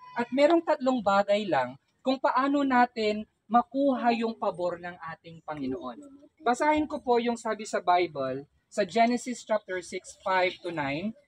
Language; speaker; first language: Filipino; non-native, local second language; Iloko